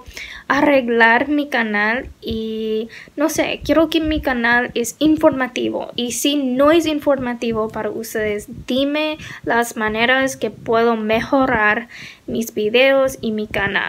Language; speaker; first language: Spanish; non-native, learner; English